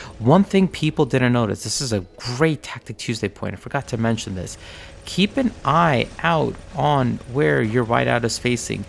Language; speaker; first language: English; native; English